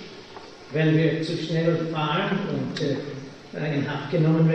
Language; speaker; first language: German; non-native, fluent; Polish